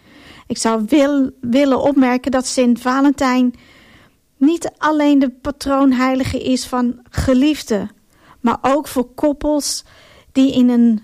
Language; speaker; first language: Dutch; non-native, fluent; Ukrainian